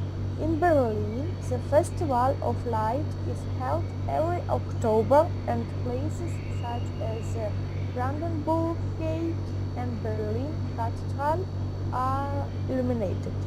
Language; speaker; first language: English; non-native, learner; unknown